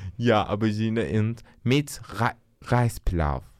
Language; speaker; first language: German; non-native, learner; Turkish